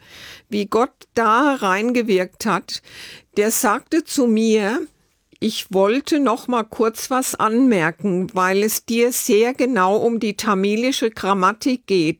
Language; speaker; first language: German; native; German